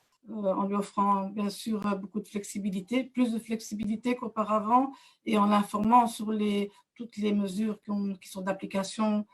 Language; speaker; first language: French; native; French